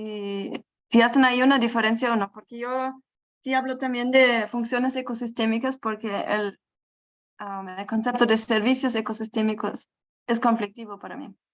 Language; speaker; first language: Spanish; non-native, fluent; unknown